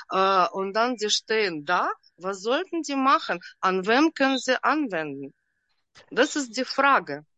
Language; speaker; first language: German; non-native, learner; Russian